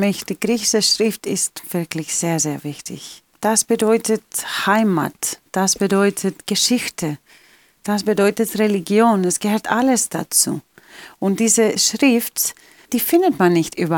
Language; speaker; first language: German; non-native, fluent; Greek